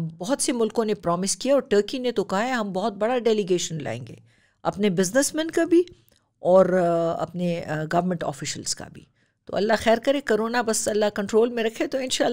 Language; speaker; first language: Urdu; non-native, local second language; Pashto